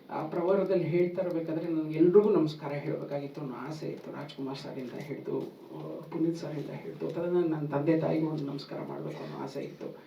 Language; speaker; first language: Kannada; native; Kannada